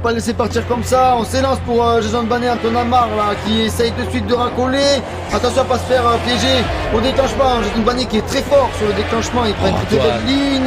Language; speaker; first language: French; native; French